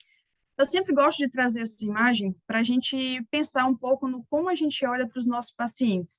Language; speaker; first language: Portuguese; native; Portuguese